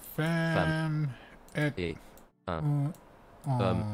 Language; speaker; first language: French; non-native, learner; English